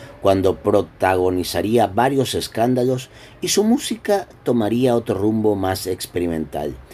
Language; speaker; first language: Spanish; native; Spanish